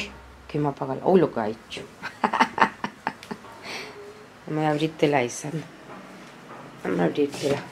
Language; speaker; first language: Spanish; native; Spanish